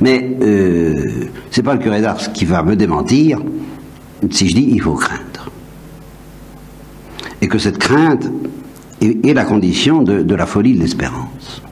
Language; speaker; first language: French; native; French